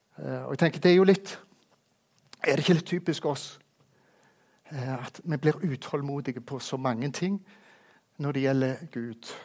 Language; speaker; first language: Norwegian; native; Norwegian